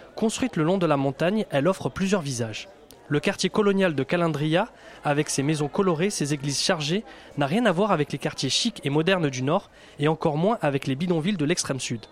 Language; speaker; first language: French; native; French